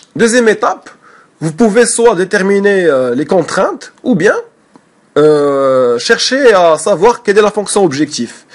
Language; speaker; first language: French; non-native, local second language; Arabic